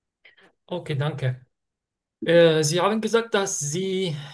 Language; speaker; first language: German; non-native, learner; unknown